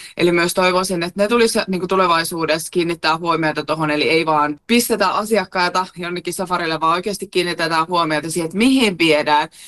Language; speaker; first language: Finnish; native; Finnish